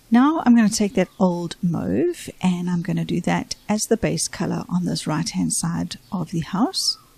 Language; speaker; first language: English; native; English